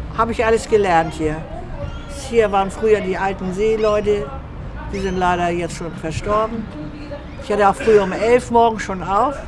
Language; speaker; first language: German; native; German